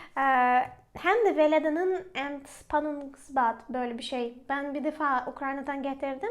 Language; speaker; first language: Turkish; non-native, fluent; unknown